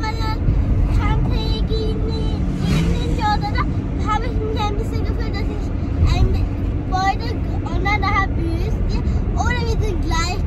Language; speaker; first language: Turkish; early bilingual, heritage; Turkish